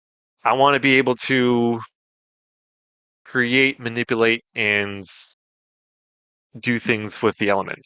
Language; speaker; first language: English; native; English